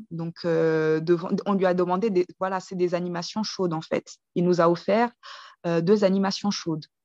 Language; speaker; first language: French; early bilingual, other home language; Kinyarwanda